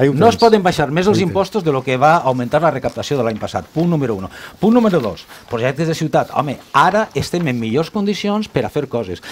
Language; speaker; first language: Catalan; native; Catalan